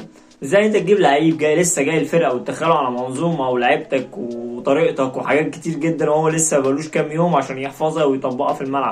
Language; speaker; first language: Arabic; native; Arabic